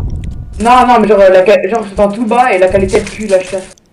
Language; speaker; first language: French; native; French